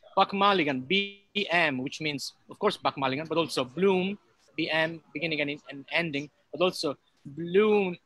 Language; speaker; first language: English; non-native, fluent; Italian